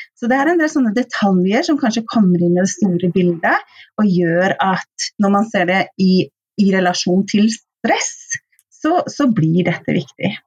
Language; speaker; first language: Norwegian; native; Norwegian